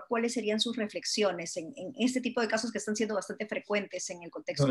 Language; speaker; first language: Spanish; native; Spanish